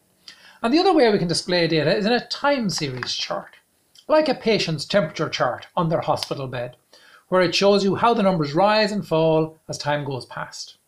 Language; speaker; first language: English; native; English